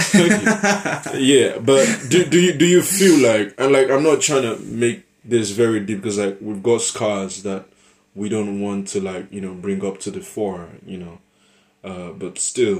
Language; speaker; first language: English; non-native, local second language; Yoruba